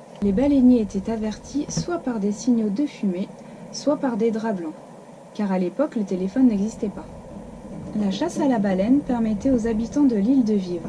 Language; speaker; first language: French; native; French